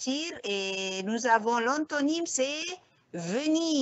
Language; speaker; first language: French; non-native, fluent; Arabic